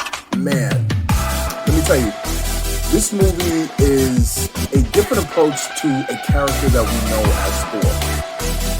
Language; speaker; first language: English; native; English